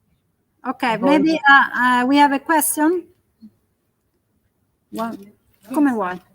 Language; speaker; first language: English; non-native, fluent; Italian